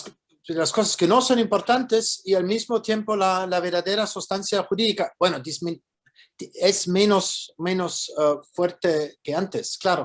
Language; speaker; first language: Spanish; non-native, fluent; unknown